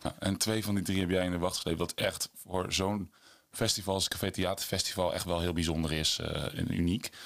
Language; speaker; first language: Dutch; native; Dutch